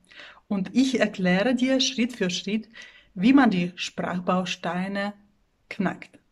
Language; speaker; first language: German; non-native, fluent; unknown